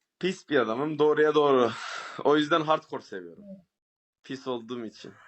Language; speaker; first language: Turkish; native; Turkish